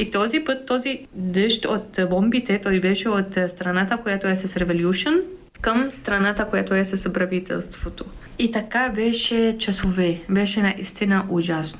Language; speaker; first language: Bulgarian; non-native, fluent; Arabic